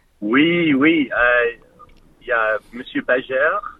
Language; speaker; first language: French; non-native, fluent; English